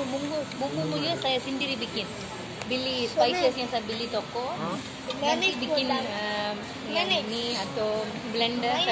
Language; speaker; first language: Indonesian; non-native, learner; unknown